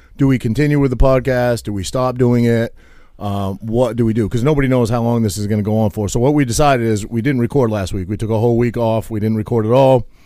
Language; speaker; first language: English; native; English